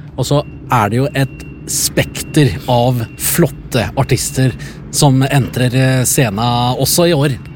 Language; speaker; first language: Norwegian; native; Norwegian